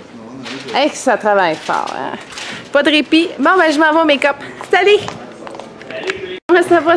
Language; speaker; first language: French; native; French